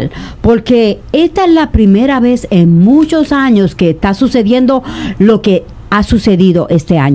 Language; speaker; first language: Spanish; native; Spanish